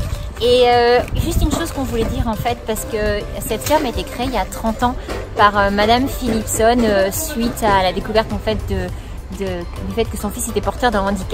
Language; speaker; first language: French; native; French